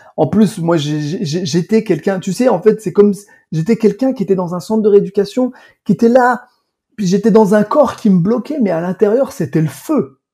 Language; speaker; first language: French; early bilingual, other home language; Arabic